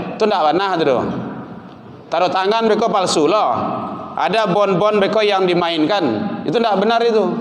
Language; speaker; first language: Malay; non-native, local second language; Minangkabau